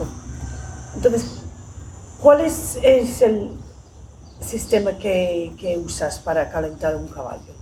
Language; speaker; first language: Spanish; non-native, fluent; English